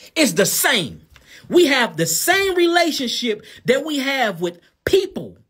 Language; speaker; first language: English; native; English